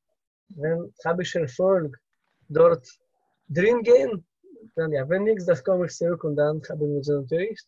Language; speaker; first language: German; non-native, learner; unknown